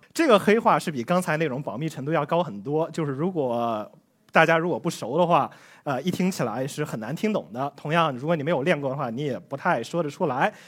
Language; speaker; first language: Chinese; native; Chinese